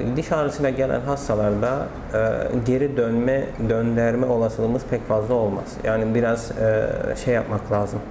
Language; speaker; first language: Turkish; native; Turkish